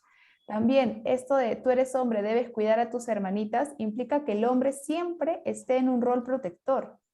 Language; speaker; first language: Spanish; native; Spanish